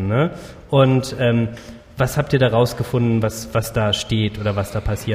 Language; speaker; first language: German; native; German